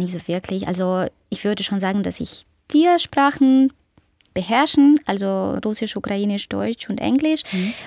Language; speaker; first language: German; non-native, fluent; Ukrainian